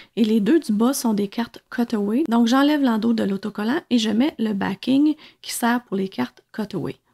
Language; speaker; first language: French; native; French